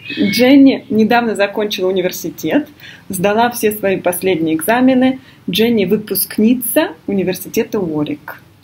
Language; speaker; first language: Russian; native; Russian